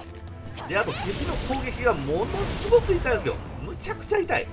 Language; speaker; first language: Japanese; native; Japanese